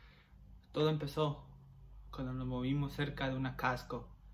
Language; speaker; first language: Spanish; early bilingual, heritage; Spanish